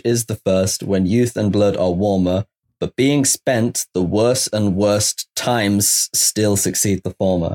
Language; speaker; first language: English; native; English